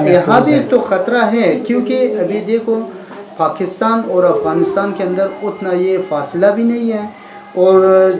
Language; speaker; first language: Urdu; non-native, learner; Persian